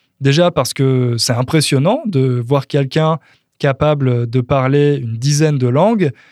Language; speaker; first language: French; native; French